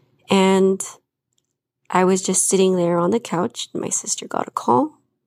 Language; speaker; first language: English; early bilingual, other home language; Spanish